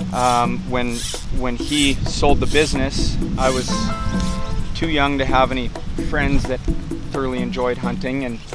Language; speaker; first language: English; native; English